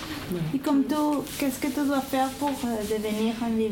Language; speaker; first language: French; non-native, learner; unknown